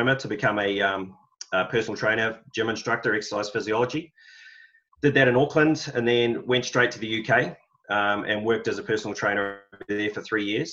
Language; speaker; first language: English; native; English